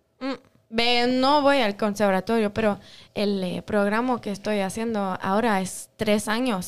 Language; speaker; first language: Spanish; non-native, local second language; French